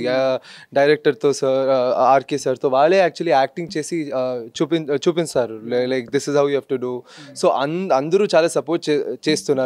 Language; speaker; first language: Telugu; non-native, local second language; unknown